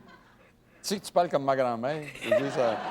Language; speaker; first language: French; native; French